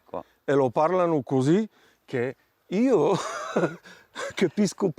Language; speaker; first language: Italian; non-native, learner; Bulgarian